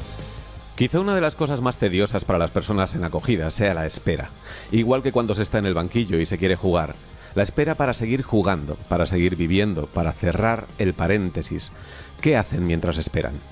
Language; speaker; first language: Spanish; native; Spanish